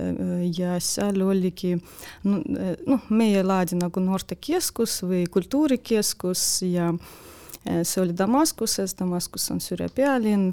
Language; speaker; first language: Estonian; non-native, local second language; Russian